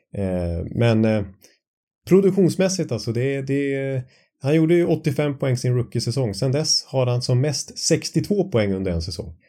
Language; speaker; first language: Swedish; native; Swedish